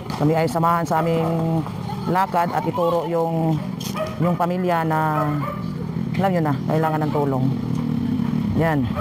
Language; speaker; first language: Filipino; non-native, local second language; Cebuano